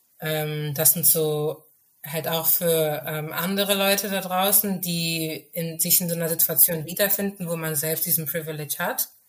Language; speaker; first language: German; early bilingual, other home language; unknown